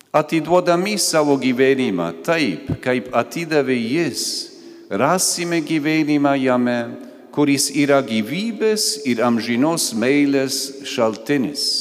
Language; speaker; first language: Lithuanian; non-native, fluent; Croatian